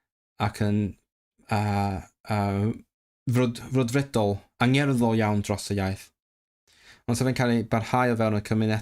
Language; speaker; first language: Welsh; non-native, learner; Cantonese